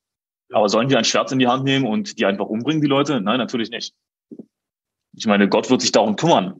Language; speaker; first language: German; native; German